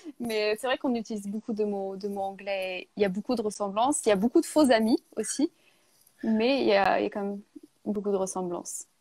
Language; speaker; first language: French; native; French